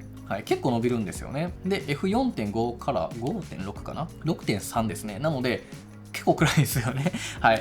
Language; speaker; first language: Japanese; native; Japanese